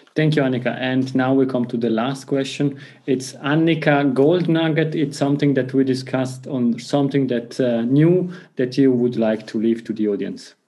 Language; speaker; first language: English; non-native, fluent; Italian